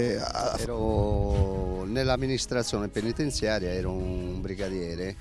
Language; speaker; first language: Italian; native; Italian